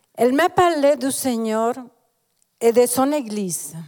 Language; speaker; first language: French; non-native, fluent; Spanish